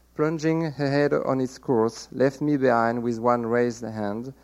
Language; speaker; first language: English; non-native, fluent; French